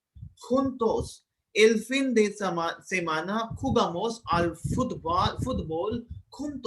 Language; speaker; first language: Spanish; non-native, fluent; Hindi